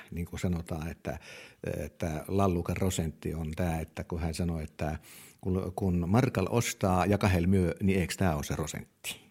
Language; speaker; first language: Finnish; native; Finnish